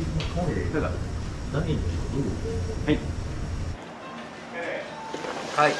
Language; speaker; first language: Japanese; native; Japanese